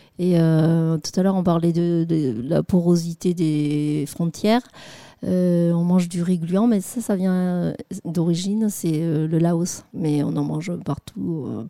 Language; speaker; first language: French; non-native, fluent; Vietnamese